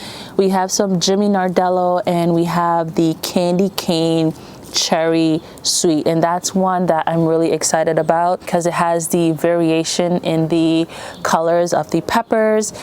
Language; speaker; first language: English; native; English